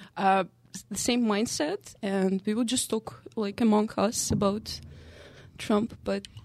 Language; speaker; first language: English; non-native, fluent; Uzbek